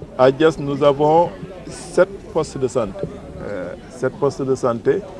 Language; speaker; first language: French; non-native, local second language; Wolof